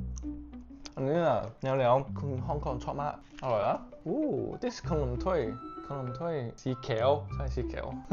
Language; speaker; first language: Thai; non-native, learner; Cantonese